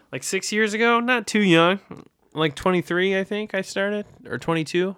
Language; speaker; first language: English; native; English